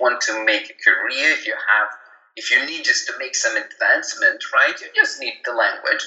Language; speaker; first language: English; non-native, fluent; Ukrainian